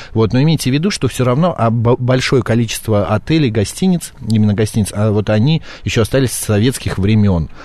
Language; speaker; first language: Russian; native; Russian